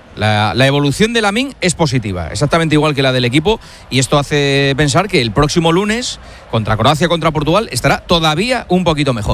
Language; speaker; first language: Spanish; native; Spanish